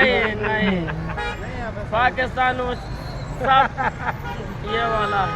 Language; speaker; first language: Hindi; non-native, learner; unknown